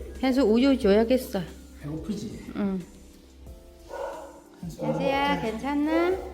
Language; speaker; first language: Korean; non-native, learner; Vietnamese